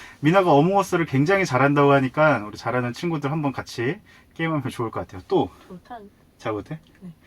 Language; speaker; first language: Korean; native; Korean